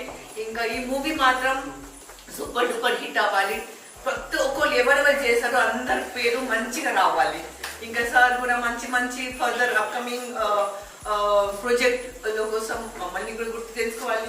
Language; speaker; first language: Telugu; non-native, fluent; Bangla